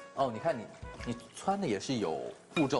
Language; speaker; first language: Chinese; native; Chinese